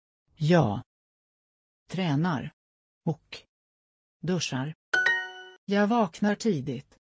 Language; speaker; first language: Swedish; non-native, learner; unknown